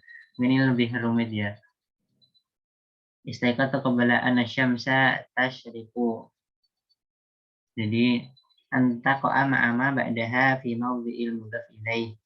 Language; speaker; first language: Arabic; non-native, learner; Indonesian